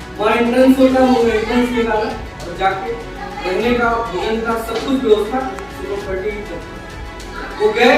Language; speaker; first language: Hindi; native; Hindi